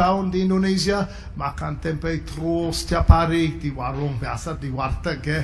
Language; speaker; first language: Indonesian; non-native, fluent; English